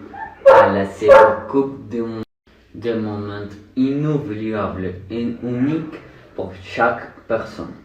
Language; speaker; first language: French; non-native, learner; Spanish